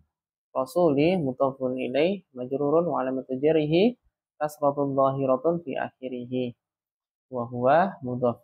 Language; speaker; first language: Arabic; non-native, fluent; Indonesian